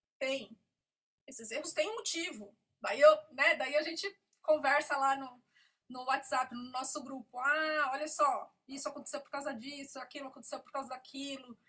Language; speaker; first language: Portuguese; native; Portuguese